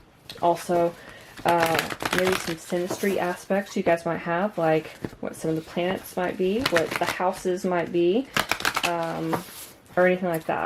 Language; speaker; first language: English; native; English